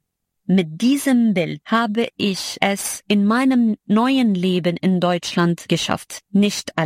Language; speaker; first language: German; non-native, fluent; Arabic